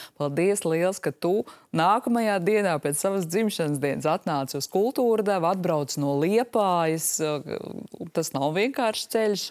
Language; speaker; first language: Latvian; native; Latvian